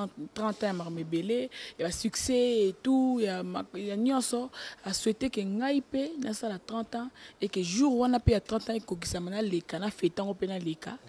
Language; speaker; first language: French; non-native, local second language; Lingala